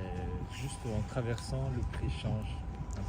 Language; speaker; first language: French; non-native, learner; Japanese